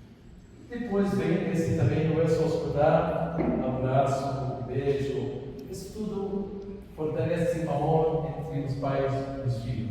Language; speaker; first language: Portuguese; non-native, fluent; Arabic